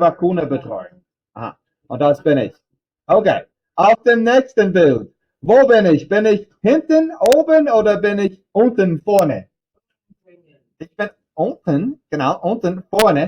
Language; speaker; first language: German; non-native, fluent; English